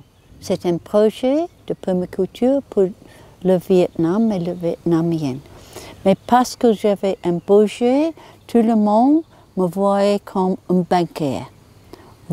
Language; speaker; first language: French; non-native, learner; English